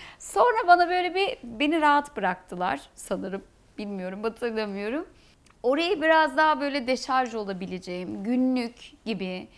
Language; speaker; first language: Turkish; early bilingual, heritage; Turkish